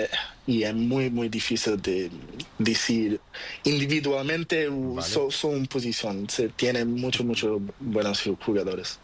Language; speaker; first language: Spanish; non-native, learner; Portuguese